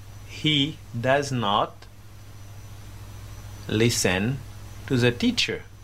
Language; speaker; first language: English; non-native, fluent; French